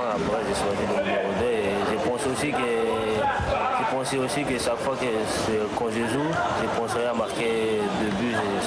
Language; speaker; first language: French; non-native, local second language; Malagasy